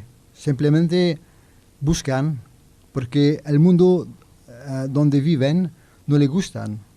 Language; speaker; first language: Spanish; non-native, learner; French